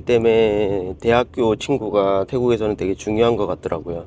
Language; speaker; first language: Korean; native; Korean